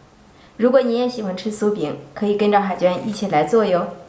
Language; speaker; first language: Chinese; native; Chinese